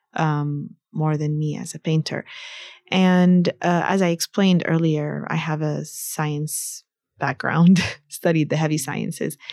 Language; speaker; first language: English; early bilingual, other home language; Arabic